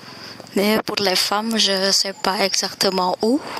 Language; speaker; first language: French; non-native, fluent; Indonesian